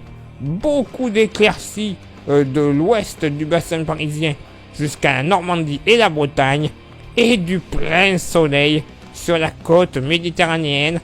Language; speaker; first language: French; native; French